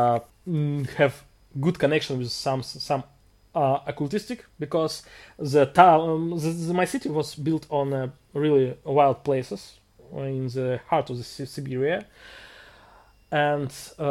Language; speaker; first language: English; non-native, fluent; Russian